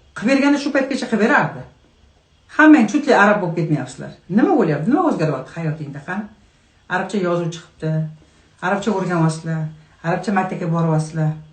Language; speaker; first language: Uzbek; non-native, local second language; Kazakh